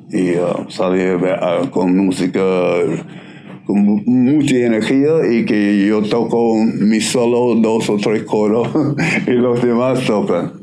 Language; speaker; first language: Spanish; non-native, learner; English